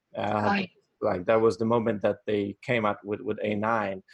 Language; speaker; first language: English; non-native, fluent; Polish